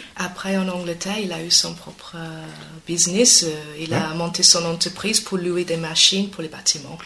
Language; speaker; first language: French; non-native, fluent; English